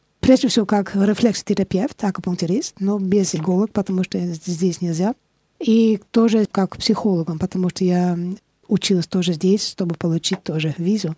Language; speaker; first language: Russian; non-native, fluent; Dutch